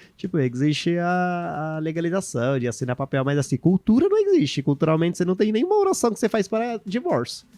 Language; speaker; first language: Portuguese; non-native, fluent; Hindi